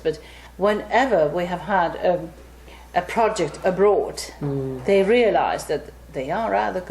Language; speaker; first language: English; non-native, fluent; Finnish